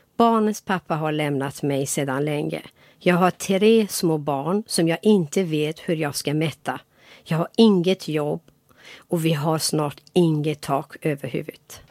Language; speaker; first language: Swedish; non-native, fluent; Persian